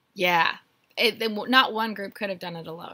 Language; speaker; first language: English; native; English